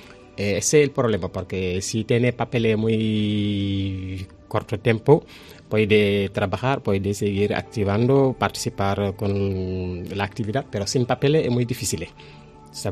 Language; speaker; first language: Spanish; non-native, learner; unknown